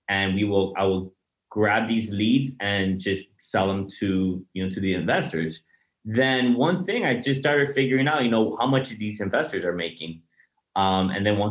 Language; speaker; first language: English; native; English